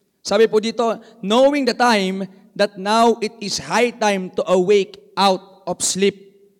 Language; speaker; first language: English; non-native, local second language; Filipino